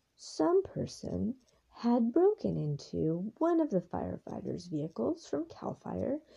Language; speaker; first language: English; early bilingual, other home language; Spanish